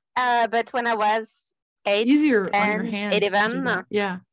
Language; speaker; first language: English; non-native, fluent; French